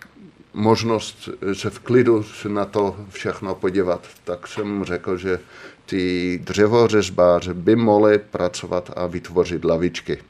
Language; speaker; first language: Czech; non-native, fluent; Dutch